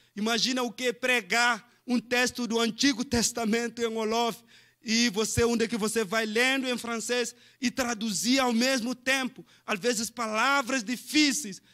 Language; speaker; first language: Portuguese; non-native, fluent; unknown